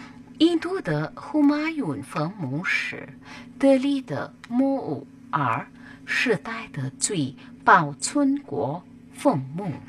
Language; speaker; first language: Chinese; non-native, fluent; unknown